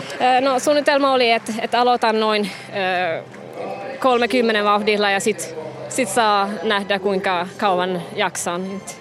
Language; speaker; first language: Finnish; non-native, fluent; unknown